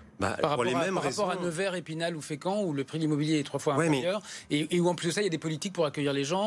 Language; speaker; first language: French; native; French